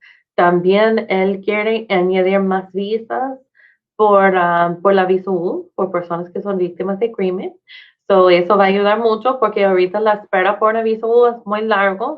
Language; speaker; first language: Spanish; non-native, fluent; English